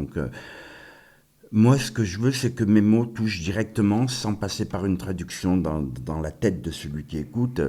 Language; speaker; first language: French; non-native, local second language; Kabyle